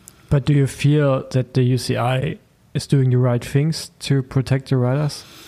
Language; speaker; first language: English; non-native, fluent; German